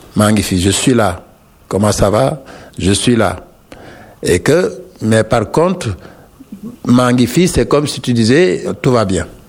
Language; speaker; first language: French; non-native, local second language; Wolof